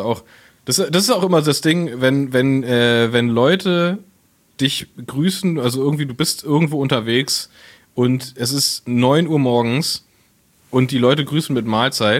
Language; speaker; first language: German; native; German